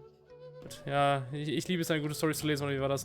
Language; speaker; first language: German; native; German